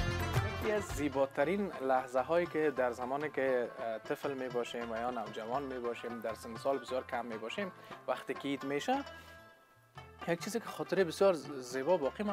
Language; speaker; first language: Persian; native; Persian